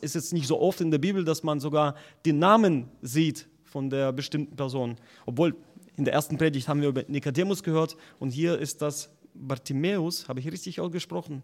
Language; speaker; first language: German; non-native, fluent; Russian